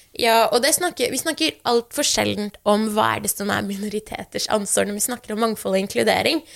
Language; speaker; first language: Norwegian; early bilingual, other home language; Persian